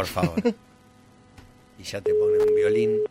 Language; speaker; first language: Spanish; native; Spanish